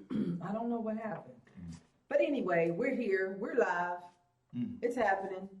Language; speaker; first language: English; native; English